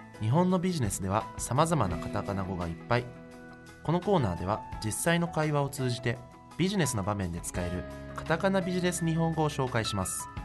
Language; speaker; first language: Japanese; native; Japanese